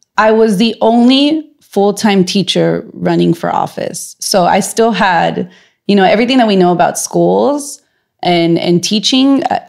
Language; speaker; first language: English; native; English